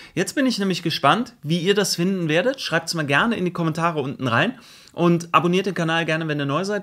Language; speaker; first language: German; native; German